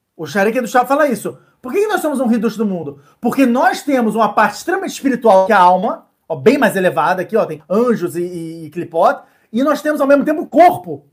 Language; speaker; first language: Portuguese; native; Portuguese